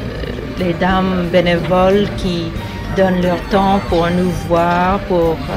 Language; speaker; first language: French; non-native, fluent; English